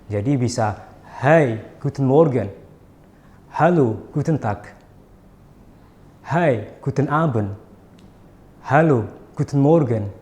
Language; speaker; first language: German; non-native, fluent; Indonesian